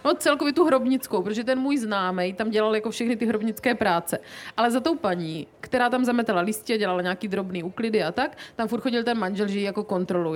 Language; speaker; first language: Czech; native; Czech